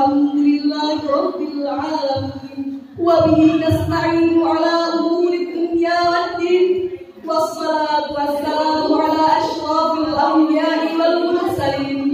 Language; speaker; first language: Arabic; non-native, learner; Indonesian